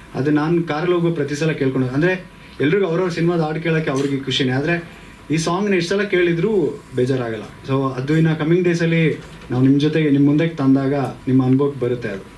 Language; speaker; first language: Kannada; native; Kannada